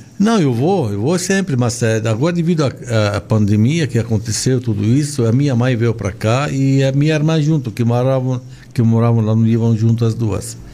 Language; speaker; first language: Portuguese; non-native, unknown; Arabic